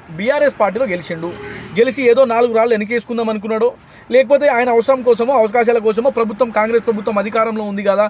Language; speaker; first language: Telugu; non-native, local second language; Lambadi